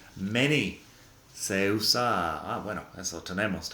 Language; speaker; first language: Spanish; non-native, fluent; English